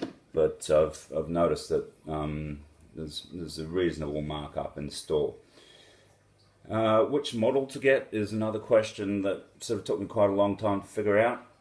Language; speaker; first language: English; native; English